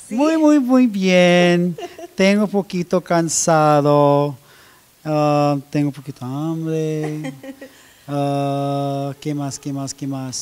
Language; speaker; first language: Spanish; non-native, learner; English